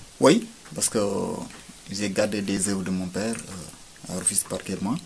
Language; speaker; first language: French; non-native, local second language; Wolof